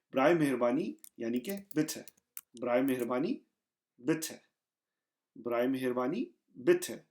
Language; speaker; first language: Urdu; non-native, local second language; Punjabi